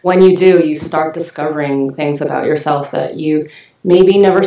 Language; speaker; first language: English; non-native, local second language; Cantonese